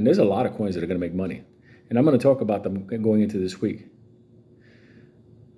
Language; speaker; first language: English; native; English